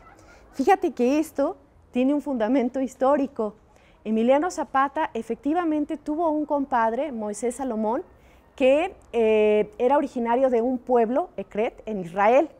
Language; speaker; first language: Spanish; native; Spanish